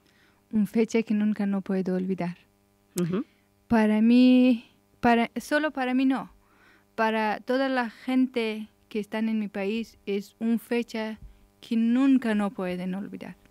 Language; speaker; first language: Spanish; non-native, learner; Persian